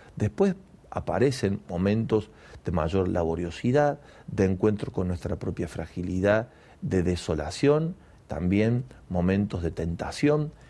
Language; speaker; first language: Spanish; native; Spanish